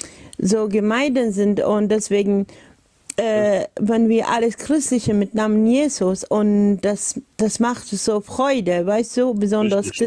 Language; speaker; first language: German; non-native, learner; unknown